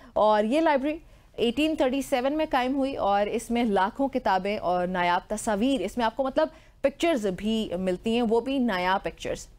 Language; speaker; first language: Urdu; native; Urdu